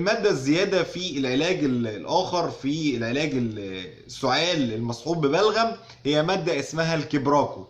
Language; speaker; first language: Arabic; native; Arabic